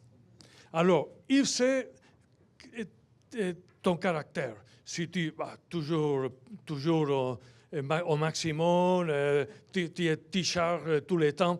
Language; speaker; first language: French; non-native, fluent; Spanish